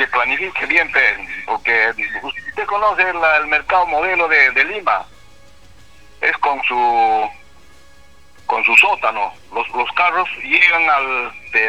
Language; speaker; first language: Spanish; native; Spanish